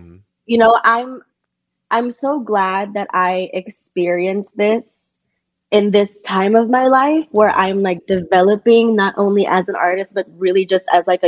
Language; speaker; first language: English; native; English